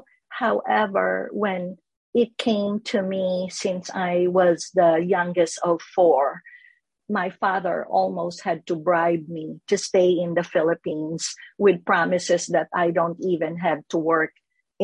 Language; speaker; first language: English; non-native, local second language; Filipino